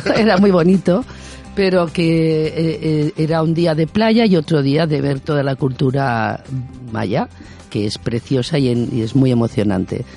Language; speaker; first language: Spanish; native; Spanish